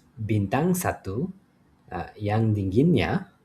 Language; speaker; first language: Indonesian; non-native, learner; English